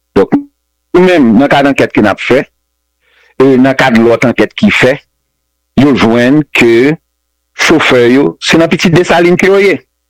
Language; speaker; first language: French; non-native, local second language; Haitian Creole